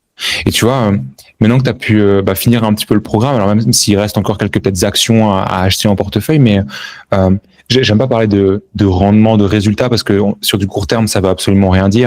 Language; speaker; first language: French; native; French